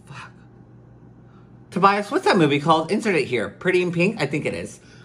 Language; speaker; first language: English; early bilingual, other home language; Spanish